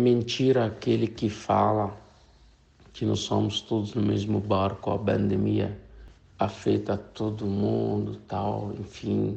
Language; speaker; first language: Portuguese; non-native, fluent; Arabic